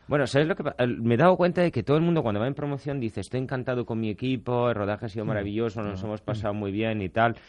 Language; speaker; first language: Spanish; non-native, fluent; Italian